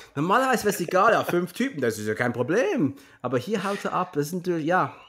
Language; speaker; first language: German; native; German